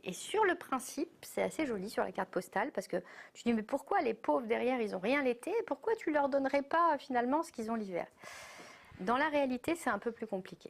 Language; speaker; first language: French; native; French